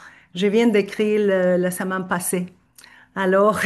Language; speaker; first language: French; non-native, fluent; Turkish